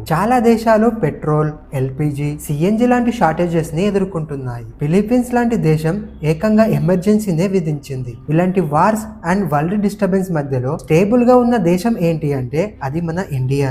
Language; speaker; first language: Telugu; native; Telugu